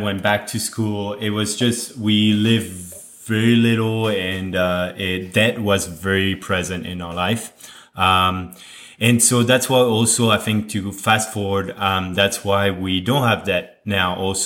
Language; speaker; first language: English; non-native, fluent; French